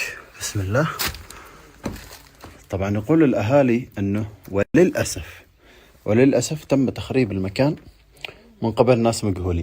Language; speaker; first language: Arabic; native; Arabic